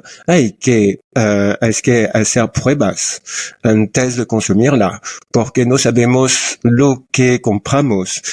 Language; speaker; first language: Spanish; non-native, learner; French